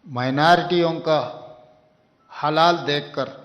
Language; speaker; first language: Hindi; non-native, local second language; Telugu